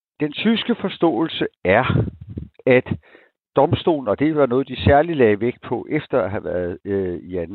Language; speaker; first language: Danish; native; Danish